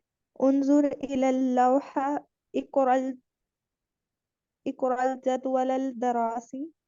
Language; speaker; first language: Arabic; non-native, learner; Urdu